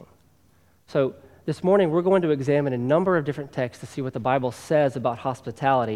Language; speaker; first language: English; native; English